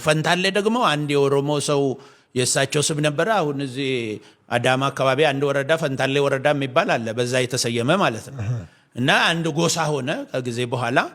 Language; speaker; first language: Amharic; non-native, local second language; Oromo